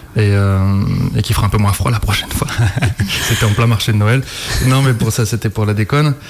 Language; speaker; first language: French; native; French